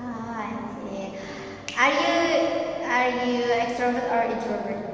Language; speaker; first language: English; non-native, learner; Indonesian